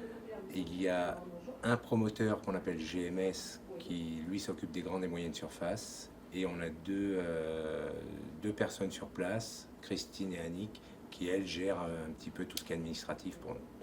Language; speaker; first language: French; native; French